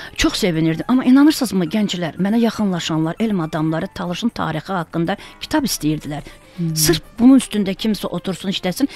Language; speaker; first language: Azerbaijani; non-native, local second language; Talysh